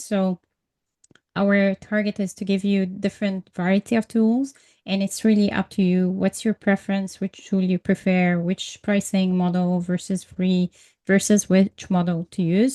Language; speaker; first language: English; non-native, fluent; Arabic